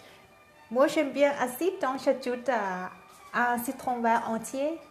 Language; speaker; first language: French; non-native, learner; Thai